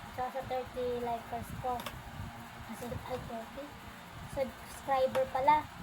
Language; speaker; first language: Filipino; non-native, local second language; Masbatenyo